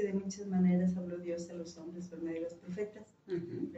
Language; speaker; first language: Spanish; native; Spanish